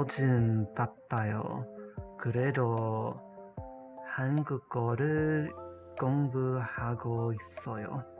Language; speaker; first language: Korean; non-native, learner; English